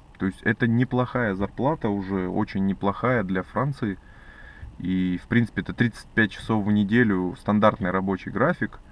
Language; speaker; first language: Russian; native; Russian